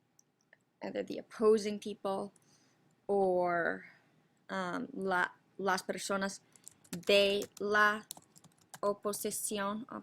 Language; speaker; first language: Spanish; non-native, fluent; English